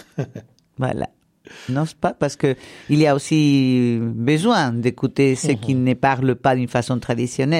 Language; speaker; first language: French; non-native, fluent; Spanish